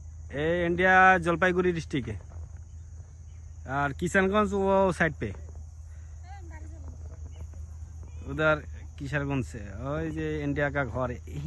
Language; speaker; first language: Hindi; non-native, learner; Bangla